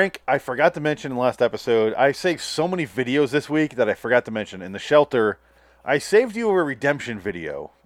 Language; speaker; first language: English; native; English